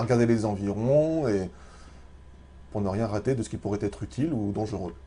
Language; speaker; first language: French; native; French